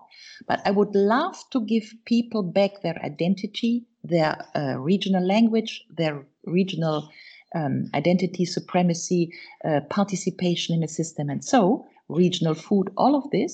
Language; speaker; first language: English; non-native, fluent; German